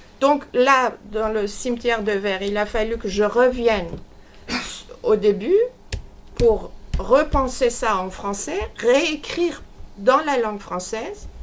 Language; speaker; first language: French; non-native, fluent; Persian